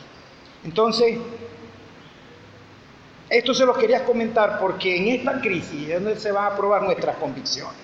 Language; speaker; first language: Spanish; native; Spanish